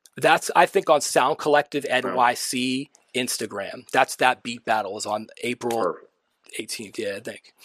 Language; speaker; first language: English; native; English